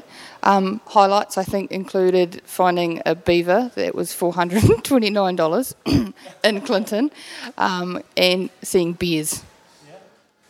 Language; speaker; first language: English; native; English